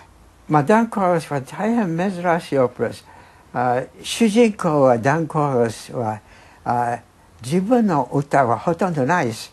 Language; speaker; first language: Japanese; non-native, fluent; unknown